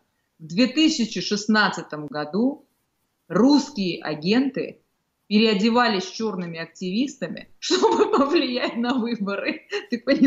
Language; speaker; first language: Russian; native; Russian